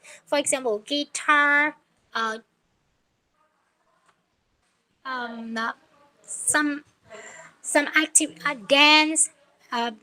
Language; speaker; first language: English; non-native, learner; Vietnamese